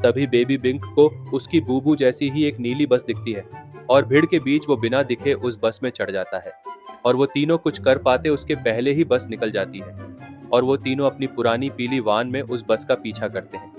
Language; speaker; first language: Hindi; native; Hindi